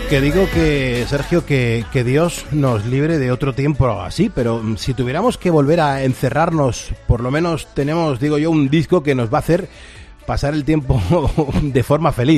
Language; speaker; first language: Spanish; native; Spanish